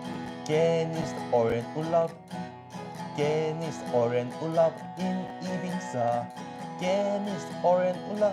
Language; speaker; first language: German; non-native, learner; English